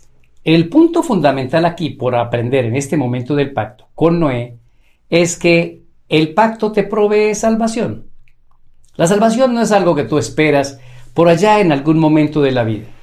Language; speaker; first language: Spanish; native; Spanish